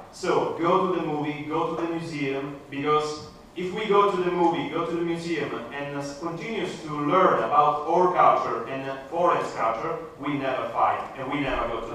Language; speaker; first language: English; non-native, learner; Italian